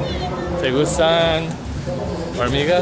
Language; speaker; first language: Spanish; non-native, learner; English